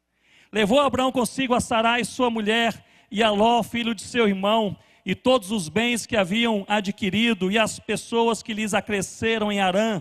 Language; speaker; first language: Portuguese; native; Portuguese